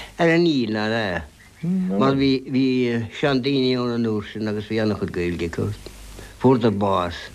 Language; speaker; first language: Irish; non-native, local second language; English